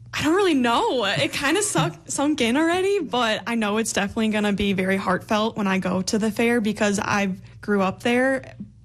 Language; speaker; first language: English; native; English